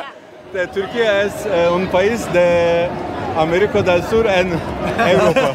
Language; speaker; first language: Spanish; non-native, learner; Turkish